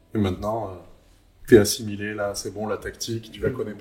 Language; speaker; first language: French; native; French